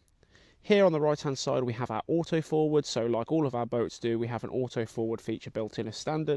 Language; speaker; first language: English; native; English